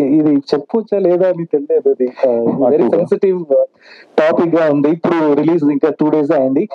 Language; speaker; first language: Telugu; non-native, fluent; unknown